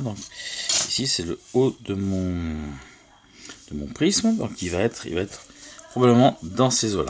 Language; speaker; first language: French; native; French